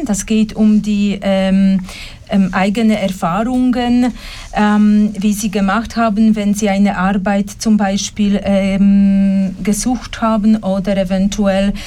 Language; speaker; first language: German; non-native, fluent; Polish